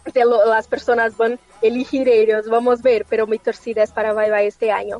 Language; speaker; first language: Spanish; non-native, fluent; Portuguese